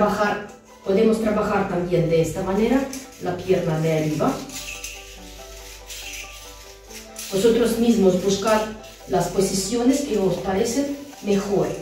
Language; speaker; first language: Spanish; non-native, fluent; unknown